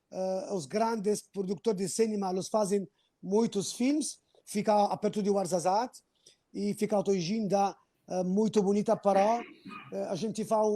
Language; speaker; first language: Portuguese; non-native, fluent; Arabic